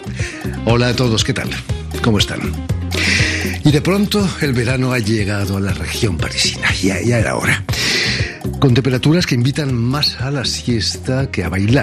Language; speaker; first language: Spanish; native; Spanish